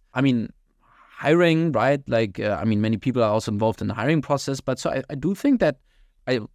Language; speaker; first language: English; non-native, fluent; German